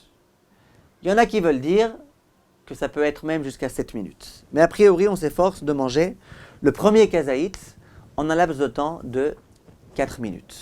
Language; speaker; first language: French; native; French